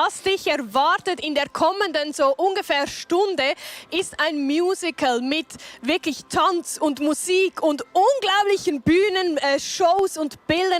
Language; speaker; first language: German; native; German